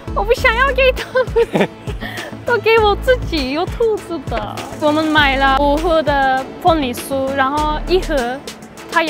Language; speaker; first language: Chinese; non-native, fluent; Turkish